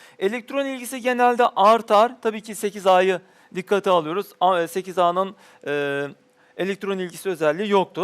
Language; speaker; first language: Turkish; native; Turkish